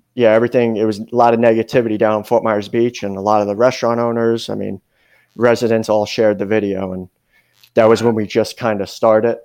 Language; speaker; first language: English; native; English